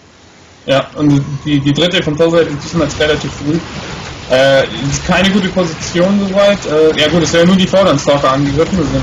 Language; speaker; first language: German; native; German